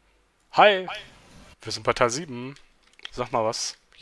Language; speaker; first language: German; native; German